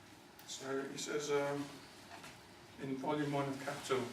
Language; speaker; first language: English; native; English